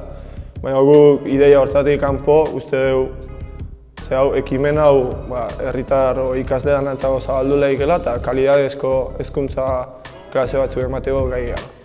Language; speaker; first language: Basque; native; Basque